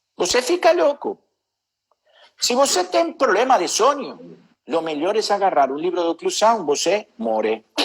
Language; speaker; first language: Portuguese; non-native, learner; Spanish